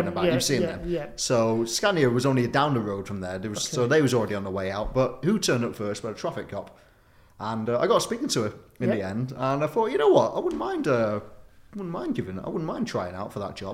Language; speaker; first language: English; native; English